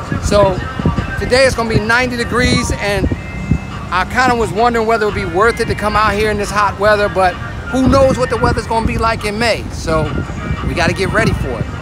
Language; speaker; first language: English; native; English